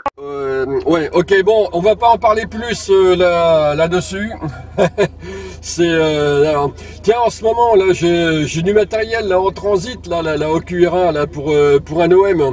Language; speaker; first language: French; native; French